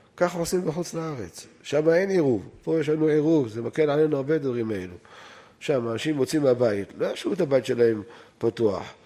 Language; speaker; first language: Hebrew; native; Hebrew